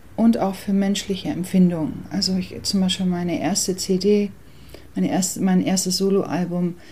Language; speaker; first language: German; early bilingual, other home language; English